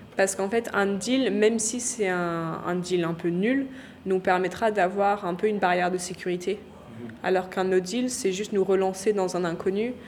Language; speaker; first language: French; early bilingual, other home language; English